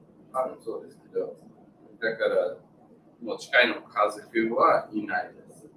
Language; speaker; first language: Japanese; non-native, learner; English